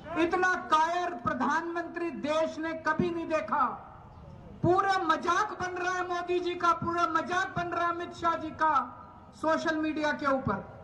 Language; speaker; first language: Hindi; native; Hindi